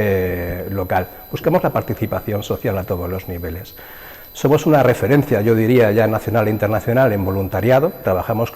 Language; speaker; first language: Spanish; native; Spanish